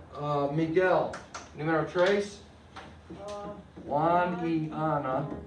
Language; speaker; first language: Spanish; non-native, fluent; English